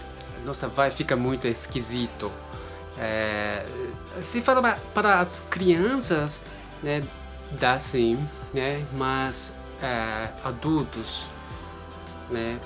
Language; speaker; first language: Portuguese; non-native, learner; Japanese